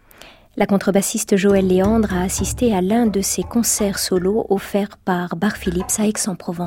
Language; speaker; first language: French; native; French